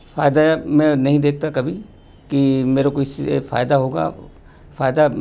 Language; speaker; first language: Hindi; native; Hindi